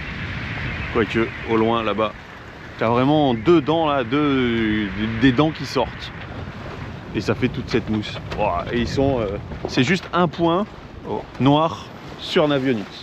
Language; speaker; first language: French; native; French